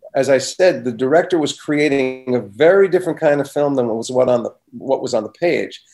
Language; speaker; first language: English; native; English